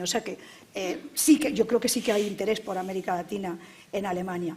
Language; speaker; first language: Spanish; native; Spanish